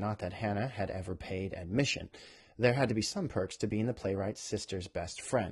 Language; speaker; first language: English; native; English